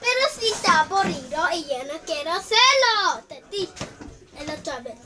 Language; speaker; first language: Spanish; early bilingual, heritage; Spanish